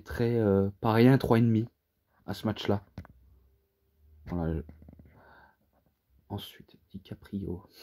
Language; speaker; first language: French; native; French